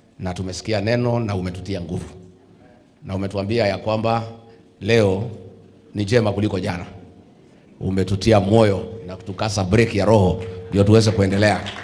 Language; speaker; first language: Swahili; non-native, local second language; Kikuyu